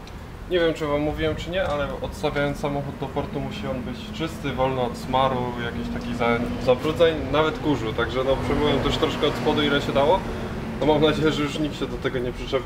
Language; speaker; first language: Polish; native; Polish